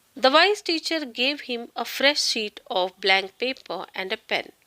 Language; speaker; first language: English; non-native, local second language; Marathi